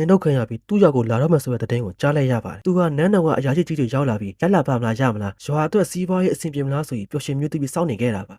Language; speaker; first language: Burmese; native; Burmese